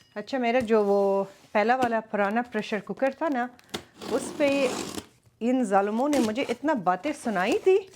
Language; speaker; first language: Urdu; early bilingual, other home language; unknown